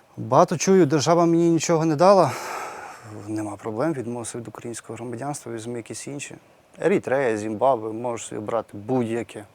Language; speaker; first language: Ukrainian; native; Ukrainian